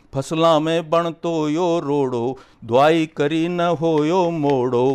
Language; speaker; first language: Hindi; native; Hindi